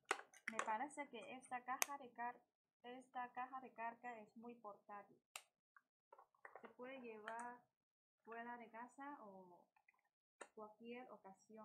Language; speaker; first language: Spanish; non-native, learner; Chinese